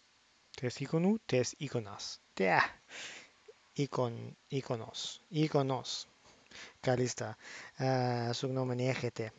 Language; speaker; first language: Greek; non-native, fluent; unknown